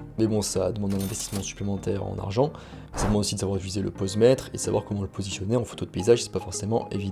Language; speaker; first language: French; native; French